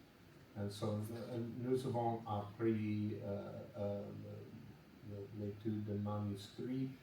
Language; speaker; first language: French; non-native, learner; English